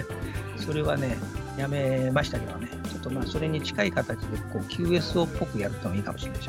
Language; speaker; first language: Japanese; native; Japanese